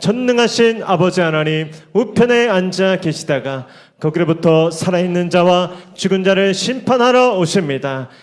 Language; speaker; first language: Korean; native; Korean